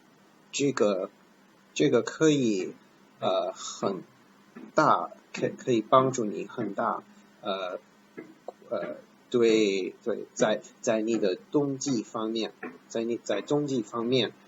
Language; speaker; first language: Chinese; non-native, fluent; English